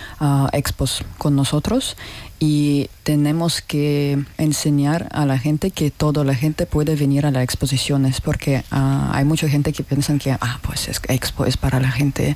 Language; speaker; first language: Spanish; non-native, learner; Russian